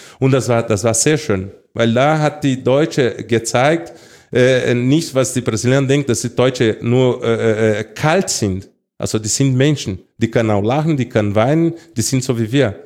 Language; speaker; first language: German; non-native, fluent; Portuguese